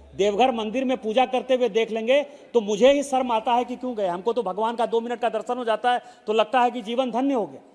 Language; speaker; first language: Hindi; native; Hindi